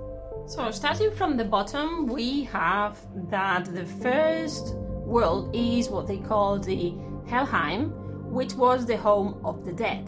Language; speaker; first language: English; non-native, fluent; Spanish